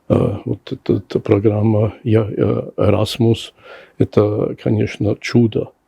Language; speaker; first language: Russian; non-native, fluent; German